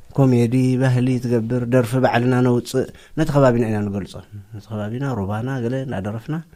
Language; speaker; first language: Tigrinya; native; Tigrinya